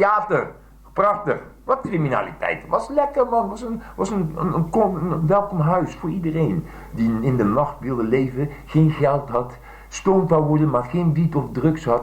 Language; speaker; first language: Dutch; native; Dutch